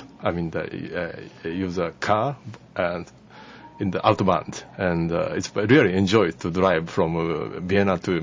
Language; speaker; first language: English; non-native, learner; Japanese